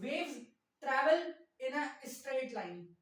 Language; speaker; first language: English; non-native, local second language; Urdu